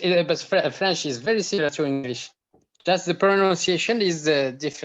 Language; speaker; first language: English; non-native, local second language; Arabic